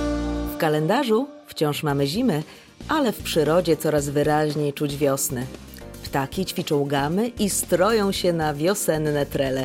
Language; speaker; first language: Polish; native; Polish